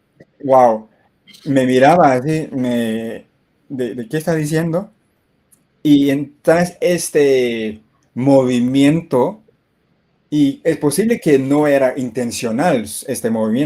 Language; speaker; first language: Spanish; non-native, fluent; English